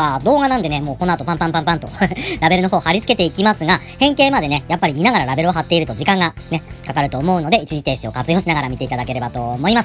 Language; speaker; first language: Japanese; native; Japanese